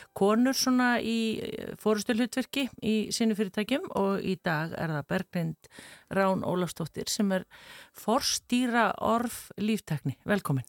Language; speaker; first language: Icelandic; native; Icelandic